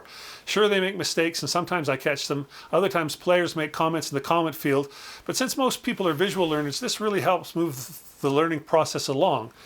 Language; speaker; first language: English; native; English